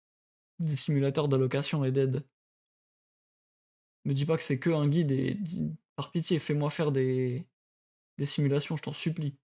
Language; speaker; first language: French; native; French